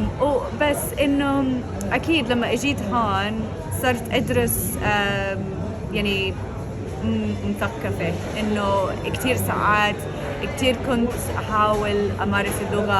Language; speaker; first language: Arabic; non-native, fluent; English